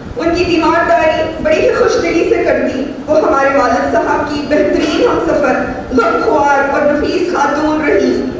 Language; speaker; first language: Urdu; native; Urdu